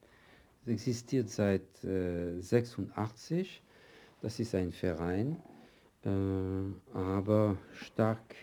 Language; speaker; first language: German; non-native, fluent; French